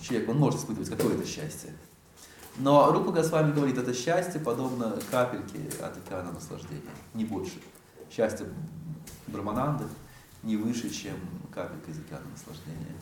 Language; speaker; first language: Russian; native; Russian